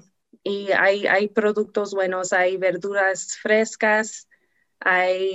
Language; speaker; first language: Spanish; non-native, learner; English